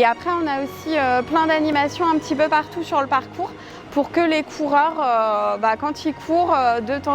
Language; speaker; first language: French; native; French